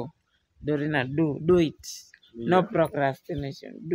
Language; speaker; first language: English; non-native, learner; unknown